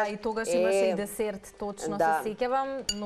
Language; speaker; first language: Macedonian; native; Macedonian